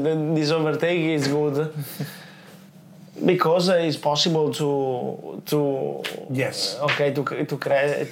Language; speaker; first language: English; non-native, learner; Italian